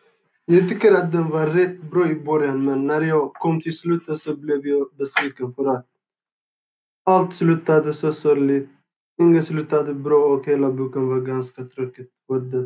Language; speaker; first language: Swedish; non-native, learner; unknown